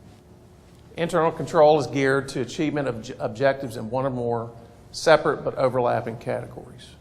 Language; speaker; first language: English; native; English